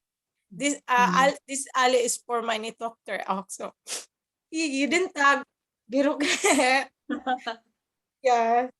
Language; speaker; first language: German; non-native, learner; Cebuano